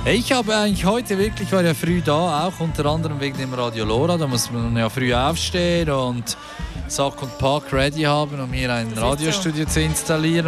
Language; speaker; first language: German; native; German